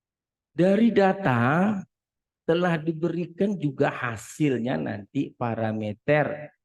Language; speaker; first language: Indonesian; native; Indonesian